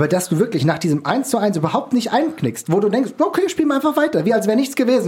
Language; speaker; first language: German; native; German